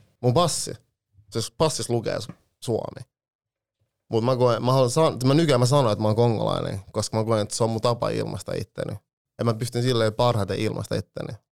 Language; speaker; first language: Finnish; early bilingual, other home language; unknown